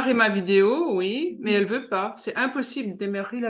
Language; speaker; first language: French; native; French